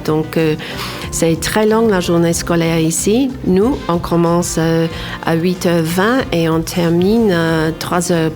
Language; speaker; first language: French; non-native, fluent; English